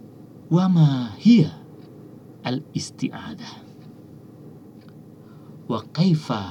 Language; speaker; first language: Arabic; non-native, fluent; Indonesian